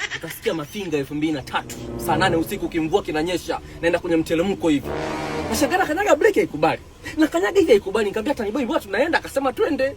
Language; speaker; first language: Swahili; native; Swahili